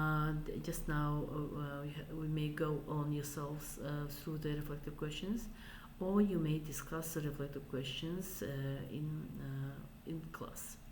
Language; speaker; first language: English; non-native, fluent; Kazakh